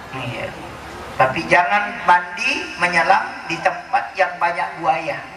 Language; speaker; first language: Indonesian; non-native, local second language; Buginese